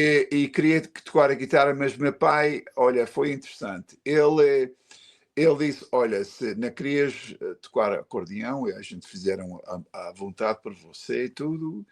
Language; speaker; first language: Portuguese; early bilingual, heritage; Portuguese